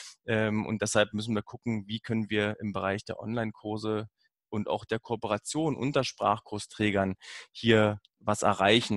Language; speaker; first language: German; native; German